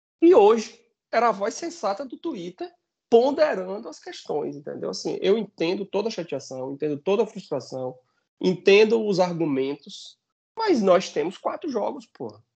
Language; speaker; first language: Portuguese; native; Portuguese